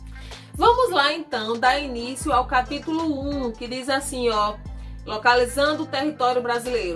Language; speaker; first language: Portuguese; native; Portuguese